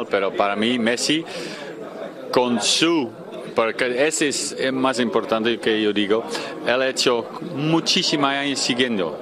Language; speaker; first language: Spanish; non-native, fluent; Dutch